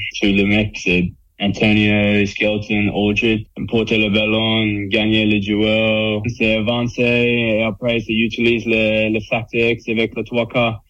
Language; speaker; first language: French; non-native, learner; English